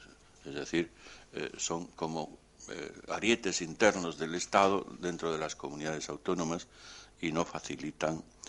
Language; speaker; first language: Spanish; native; Spanish